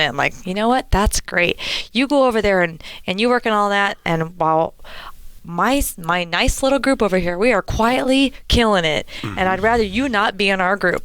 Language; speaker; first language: English; native; English